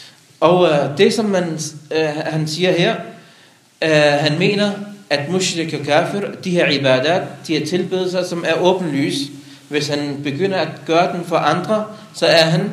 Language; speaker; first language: Danish; non-native, local second language; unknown